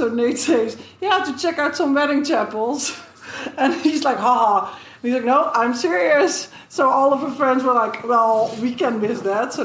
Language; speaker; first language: English; non-native, fluent; Dutch